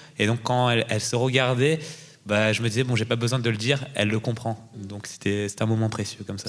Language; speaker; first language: French; early bilingual, other home language; Tamil